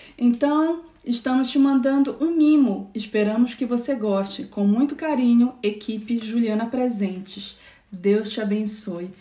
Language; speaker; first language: Portuguese; native; Portuguese